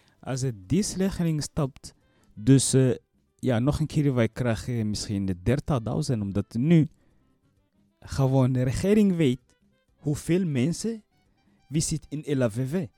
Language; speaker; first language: Dutch; non-native, learner; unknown